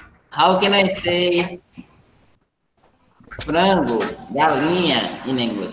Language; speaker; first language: English; non-native, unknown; Portuguese